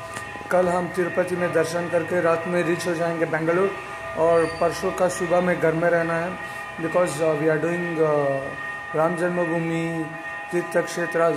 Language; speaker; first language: Hindi; non-native, local second language; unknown